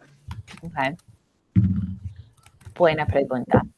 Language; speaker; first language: Spanish; non-native, learner; English